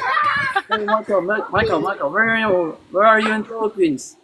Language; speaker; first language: English; non-native, local second language; Filipino